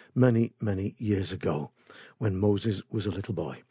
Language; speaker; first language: English; native; English